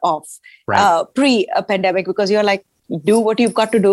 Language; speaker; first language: English; non-native, local second language; Hindi